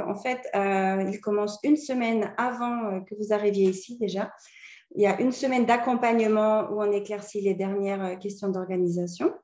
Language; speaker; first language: French; native; French